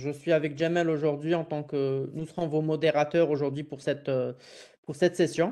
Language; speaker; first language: French; non-native, local second language; Arabic